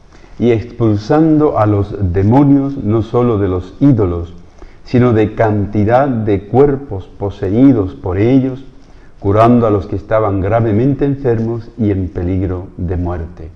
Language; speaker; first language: Spanish; native; Spanish